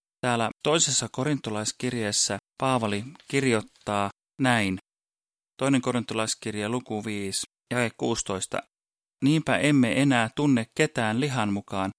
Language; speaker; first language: Finnish; early bilingual, heritage; Finnish